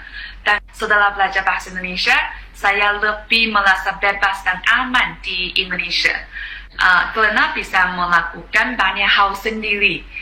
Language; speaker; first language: Indonesian; non-native, fluent; Chinese